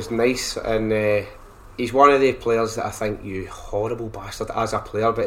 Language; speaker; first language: English; native; English